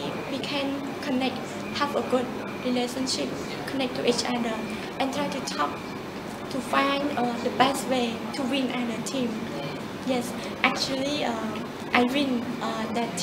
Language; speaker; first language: English; non-native, learner; Khmer